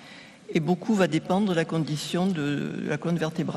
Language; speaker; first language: French; native; French